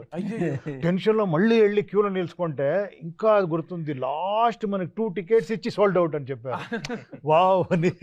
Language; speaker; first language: Telugu; non-native, local second language; Kannada